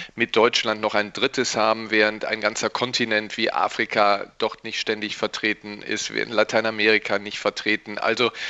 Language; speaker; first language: German; native; German